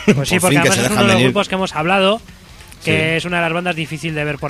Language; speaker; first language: Spanish; native; Spanish